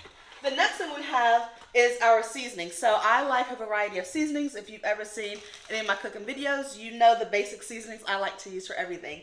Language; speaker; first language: English; native; English